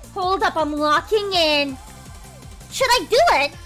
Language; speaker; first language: English; native; English